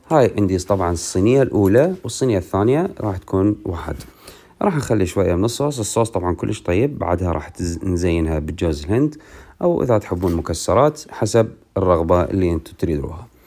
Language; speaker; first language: Arabic; native; Arabic